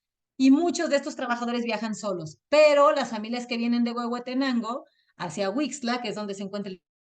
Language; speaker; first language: Spanish; native; Spanish